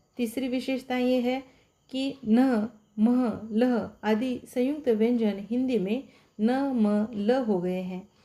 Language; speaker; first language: Hindi; non-native, local second language; Marathi